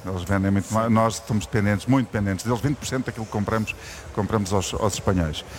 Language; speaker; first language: Portuguese; native; Portuguese